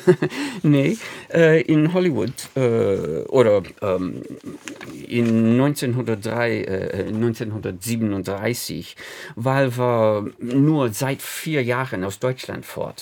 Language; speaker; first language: German; non-native, fluent; English